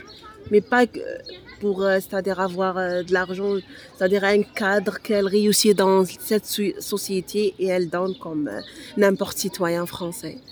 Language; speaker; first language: French; non-native, local second language; Arabic